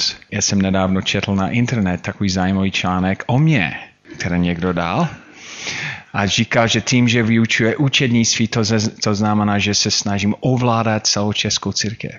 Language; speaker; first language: Czech; non-native, fluent; English